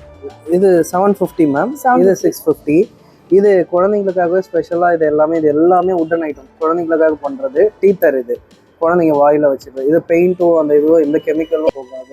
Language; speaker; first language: Tamil; native; Tamil